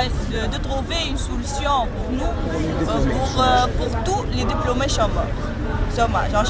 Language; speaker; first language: French; non-native, learner; Arabic